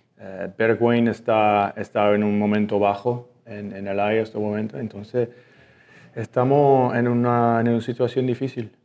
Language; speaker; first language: Spanish; non-native, fluent; Dutch